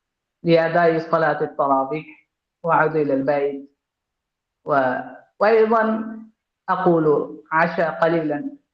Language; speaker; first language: Arabic; non-native, learner; Bangla